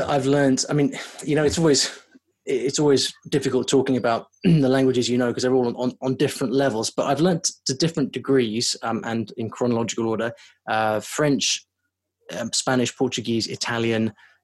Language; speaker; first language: English; native; English